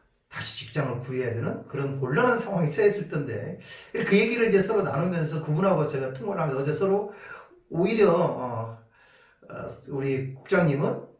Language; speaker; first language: Korean; native; Korean